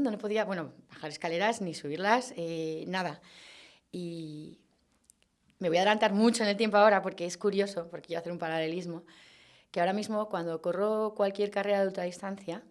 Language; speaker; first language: Spanish; native; Spanish